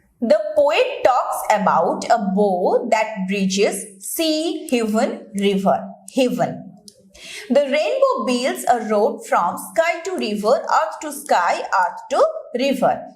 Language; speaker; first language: English; non-native, local second language; Bangla